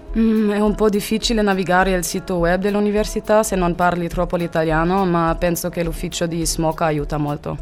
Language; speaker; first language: Italian; non-native, learner; German